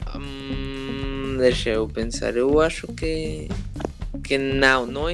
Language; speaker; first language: Portuguese; non-native, learner; Spanish